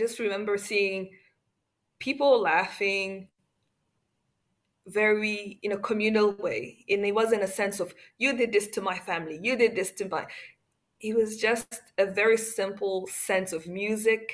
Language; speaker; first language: English; non-native, local second language; Kinyarwanda